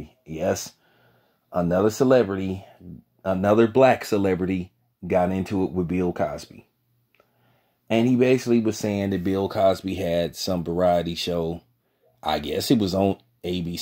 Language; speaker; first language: English; native; English